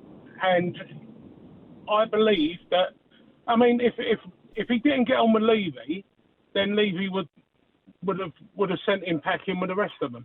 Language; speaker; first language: English; native; English